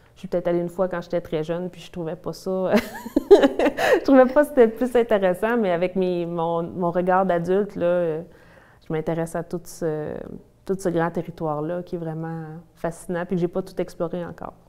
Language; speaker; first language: French; native; French